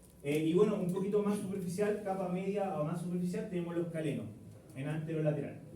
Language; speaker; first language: Spanish; native; Spanish